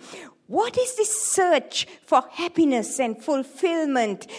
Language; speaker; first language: English; non-native, local second language; Tamil